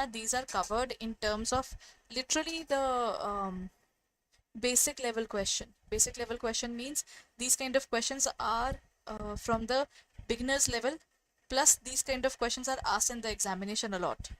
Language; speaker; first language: English; non-native, local second language; Hindi